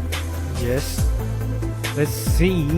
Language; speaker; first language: English; non-native, learner; Thai